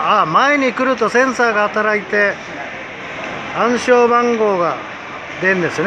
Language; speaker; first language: Japanese; native; Japanese